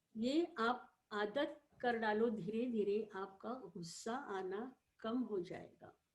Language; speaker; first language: Hindi; non-native, local second language; Marathi